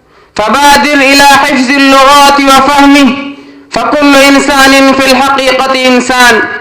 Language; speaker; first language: Arabic; non-native, learner; Urdu